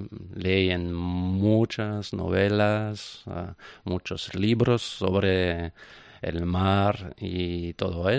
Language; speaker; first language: Spanish; non-native, fluent; French